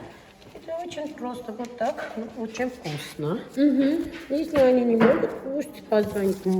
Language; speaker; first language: Russian; non-native, local second language; Armenian